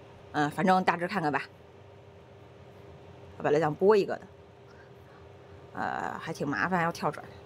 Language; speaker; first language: Chinese; native; Chinese